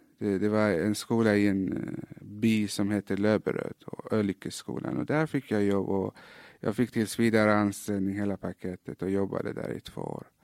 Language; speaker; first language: Swedish; native; Swedish